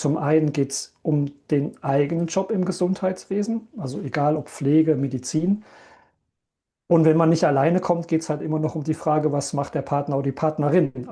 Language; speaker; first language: German; native; German